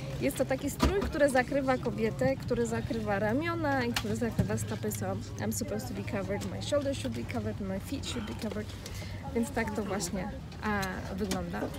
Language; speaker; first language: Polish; native; Polish